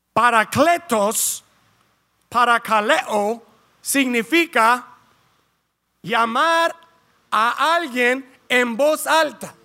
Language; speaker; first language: Spanish; early bilingual, heritage; Spanish